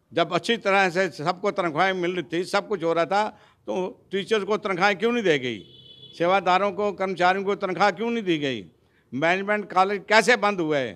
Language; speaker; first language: Hindi; non-native, local second language; Punjabi